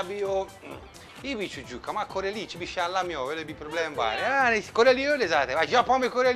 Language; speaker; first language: Turkish; non-native, fluent; Italian